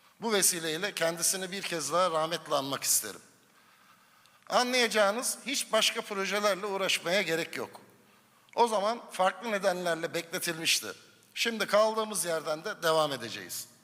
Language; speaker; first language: Turkish; native; Turkish